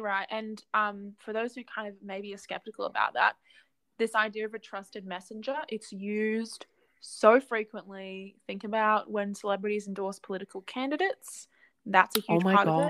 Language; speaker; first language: English; native; English